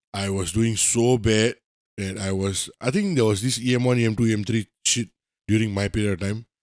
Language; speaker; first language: English; native; English